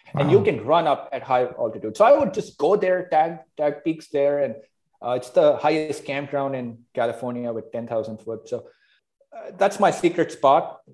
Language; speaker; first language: English; non-native, local second language; Hindi